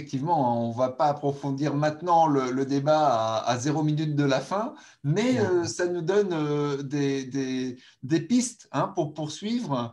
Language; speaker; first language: French; native; French